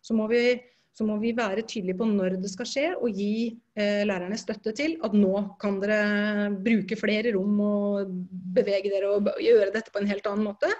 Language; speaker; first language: Norwegian; native; Norwegian